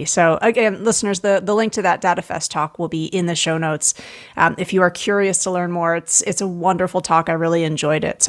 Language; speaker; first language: English; native; English